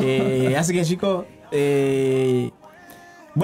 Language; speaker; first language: Spanish; non-native, learner; Haitian Creole